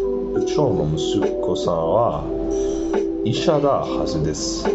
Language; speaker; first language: Japanese; non-native, learner; Catalan